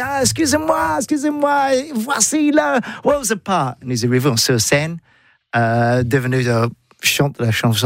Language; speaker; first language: French; non-native, learner; English